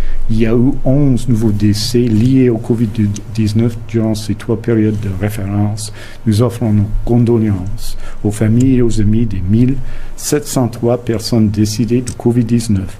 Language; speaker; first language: French; non-native, fluent; English